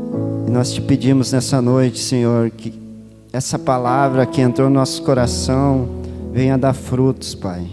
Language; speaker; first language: Portuguese; native; Portuguese